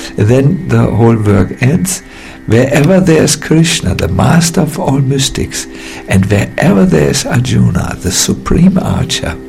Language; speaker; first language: English; non-native, fluent; German